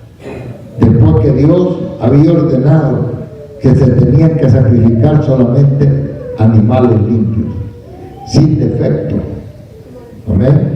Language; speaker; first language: Spanish; native; Spanish